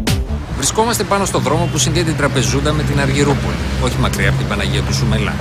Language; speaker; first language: Greek; native; Greek